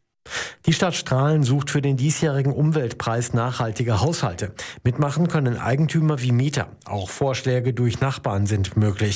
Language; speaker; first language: German; native; German